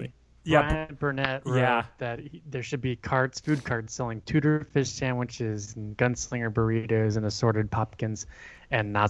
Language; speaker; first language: English; native; English